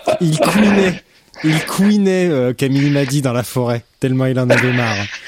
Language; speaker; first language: French; native; French